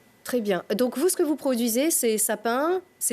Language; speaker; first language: French; native; French